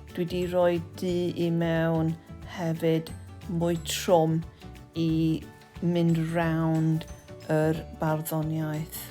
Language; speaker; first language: Welsh; non-native, local second language; English